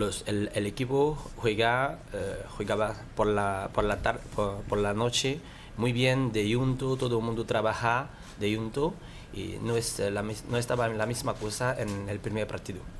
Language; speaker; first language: Spanish; non-native, learner; French